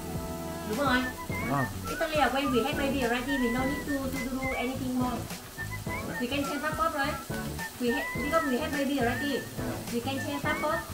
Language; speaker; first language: English; non-native, learner; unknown